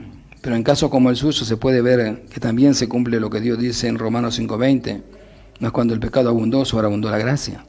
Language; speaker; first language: Spanish; native; Spanish